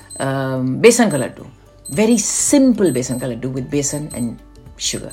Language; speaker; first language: English; non-native, local second language; Bangla